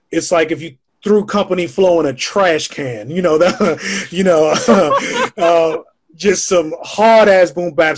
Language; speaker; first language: English; native; English